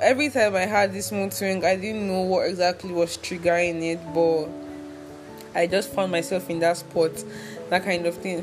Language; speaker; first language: English; non-native, local second language; Igbo